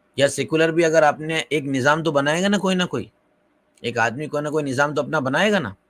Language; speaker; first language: Urdu; native; Urdu